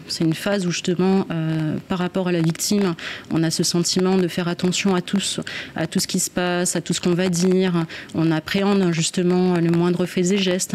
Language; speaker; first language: French; native; French